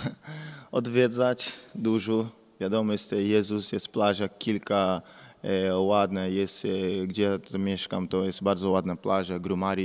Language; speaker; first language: Polish; non-native, learner; Portuguese